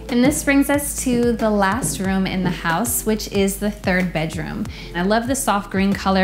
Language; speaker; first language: English; native; English